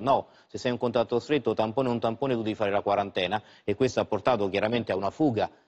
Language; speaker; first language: Italian; native; Italian